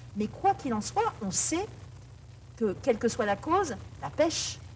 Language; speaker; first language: French; native; French